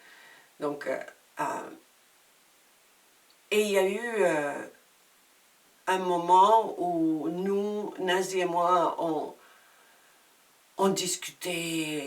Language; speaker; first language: French; non-native, fluent; Spanish